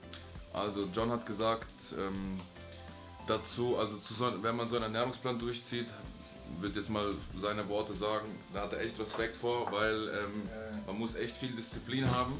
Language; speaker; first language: German; native; German